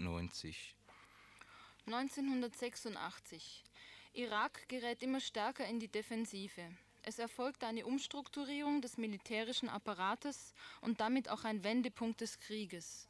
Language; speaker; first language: German; native; German